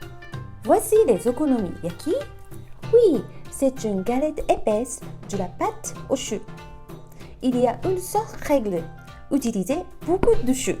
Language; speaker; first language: French; non-native, fluent; Japanese